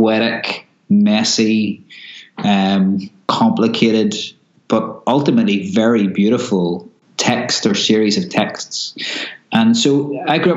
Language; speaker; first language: English; native; English